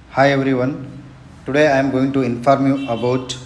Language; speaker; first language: English; non-native, local second language; Kannada